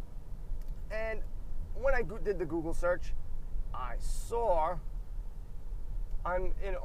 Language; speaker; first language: English; native; English